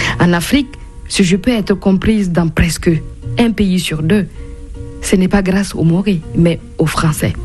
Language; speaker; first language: French; non-native, local second language; Mossi